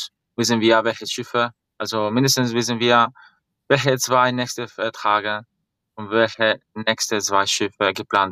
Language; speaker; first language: German; non-native, fluent; Spanish